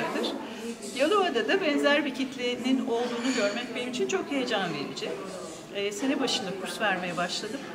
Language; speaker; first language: Turkish; native; Turkish